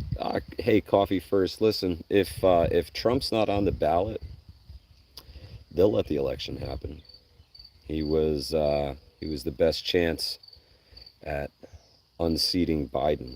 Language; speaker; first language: English; native; English